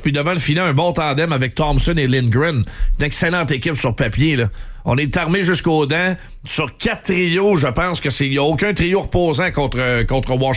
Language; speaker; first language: French; native; French